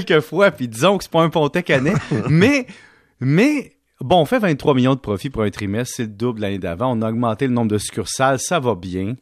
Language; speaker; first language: French; native; French